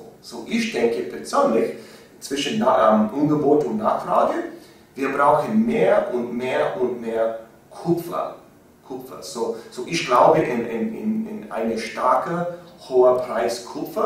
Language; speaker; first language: German; non-native, learner; English